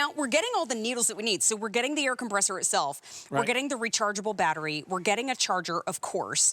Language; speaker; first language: English; native; English